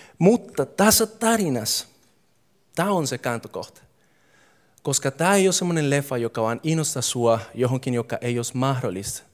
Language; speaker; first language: Finnish; non-native, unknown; English